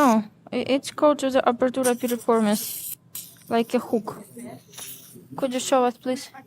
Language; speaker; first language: English; non-native, learner; Ukrainian